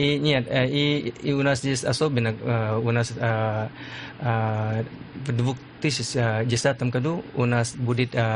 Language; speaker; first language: Russian; non-native, learner; Lao